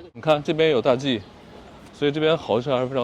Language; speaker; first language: Chinese; native; Chinese